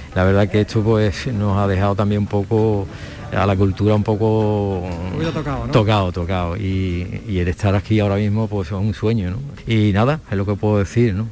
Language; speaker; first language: Spanish; native; Spanish